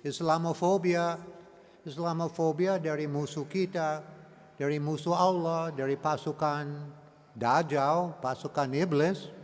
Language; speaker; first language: Indonesian; non-native, learner; English